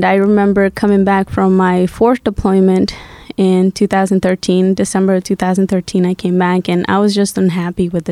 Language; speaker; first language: English; non-native, fluent; Spanish